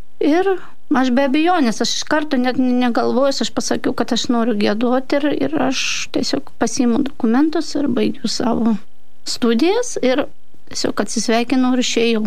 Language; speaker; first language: Lithuanian; non-native, fluent; Russian